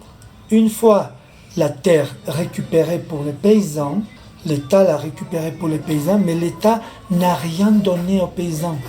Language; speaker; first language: French; non-native, fluent; Spanish